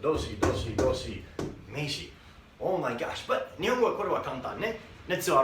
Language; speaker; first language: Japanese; non-native, learner; English